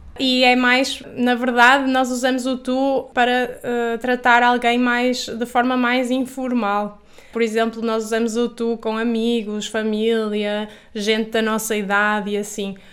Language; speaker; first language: Portuguese; native; Portuguese